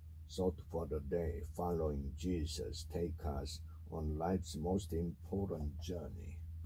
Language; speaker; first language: English; non-native, fluent; Korean